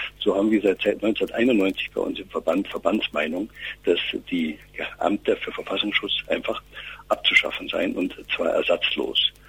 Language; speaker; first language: German; native; German